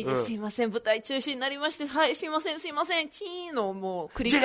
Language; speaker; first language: Japanese; native; Japanese